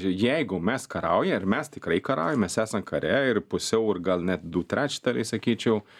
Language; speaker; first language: Lithuanian; non-native, fluent; Swedish